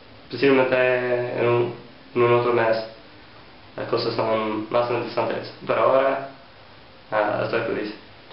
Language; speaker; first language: Spanish; non-native, learner; English